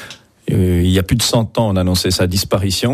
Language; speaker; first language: French; native; French